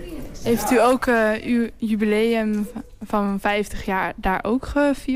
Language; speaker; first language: Dutch; native; Dutch